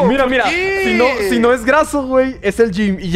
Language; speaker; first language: Spanish; native; Spanish